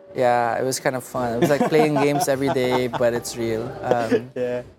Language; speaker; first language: English; non-native, local second language; Filipino